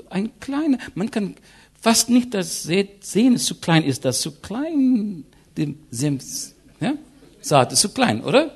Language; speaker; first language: German; non-native, learner; English